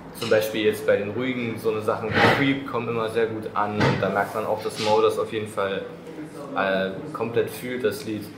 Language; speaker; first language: German; native; German